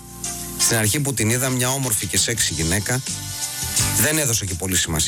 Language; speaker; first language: Greek; native; Greek